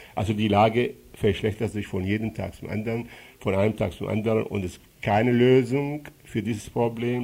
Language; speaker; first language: German; non-native, fluent; Arabic